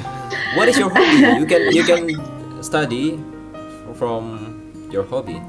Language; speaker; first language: English; non-native, learner; Indonesian